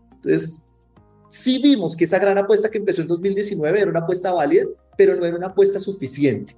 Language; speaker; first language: Spanish; native; Spanish